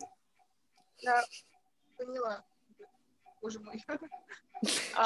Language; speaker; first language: Russian; native; Russian